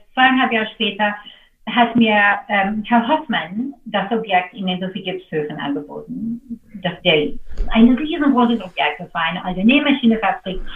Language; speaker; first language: German; non-native, fluent; English